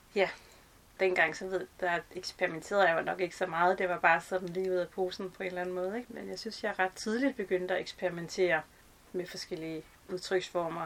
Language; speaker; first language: Danish; native; Danish